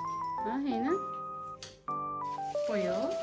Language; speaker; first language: Korean; non-native, learner; Uzbek